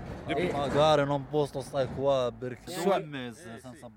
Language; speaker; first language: Italian; non-native, learner; Arabic